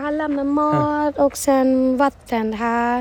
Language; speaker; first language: Swedish; non-native, learner; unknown